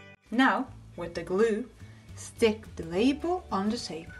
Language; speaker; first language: English; non-native, fluent; Italian